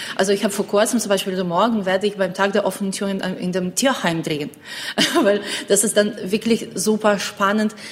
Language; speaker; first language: German; non-native, fluent; Ukrainian